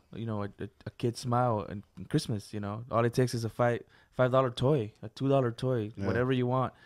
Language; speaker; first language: English; early bilingual, other home language; Spanish